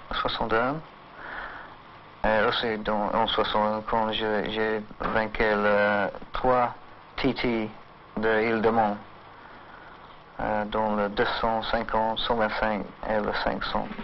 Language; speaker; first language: French; non-native, learner; English